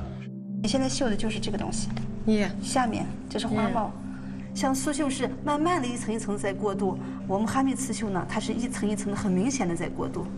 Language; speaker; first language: Chinese; native; Chinese